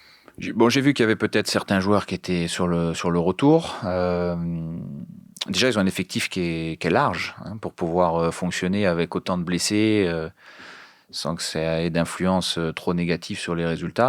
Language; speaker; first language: French; native; French